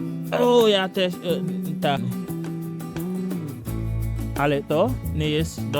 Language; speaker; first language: Polish; non-native, learner; English